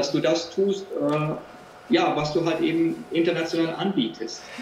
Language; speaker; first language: German; native; German